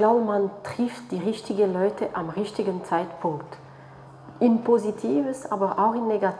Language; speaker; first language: German; non-native, fluent; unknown